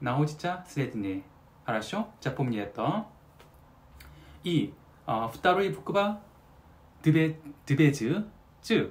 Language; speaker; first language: Russian; non-native, learner; Korean